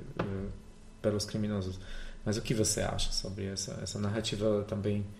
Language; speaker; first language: Portuguese; non-native, fluent; Polish